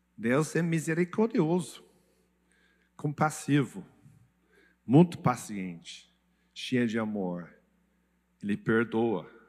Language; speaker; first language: Portuguese; non-native, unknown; English